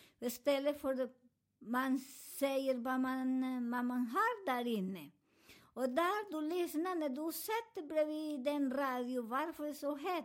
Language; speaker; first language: Swedish; non-native, fluent; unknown